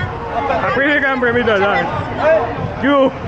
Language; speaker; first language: Italian; non-native, learner; Filipino